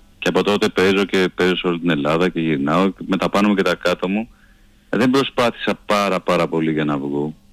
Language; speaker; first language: Greek; native; Greek